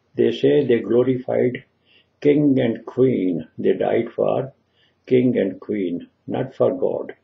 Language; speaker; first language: English; non-native, local second language; Punjabi